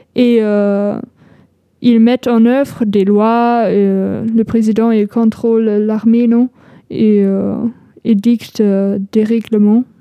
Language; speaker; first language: French; non-native, fluent; German